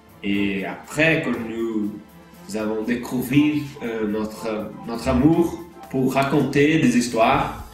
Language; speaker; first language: French; non-native, learner; Portuguese